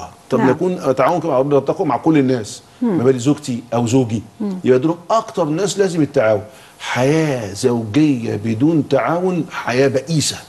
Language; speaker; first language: Arabic; native; Arabic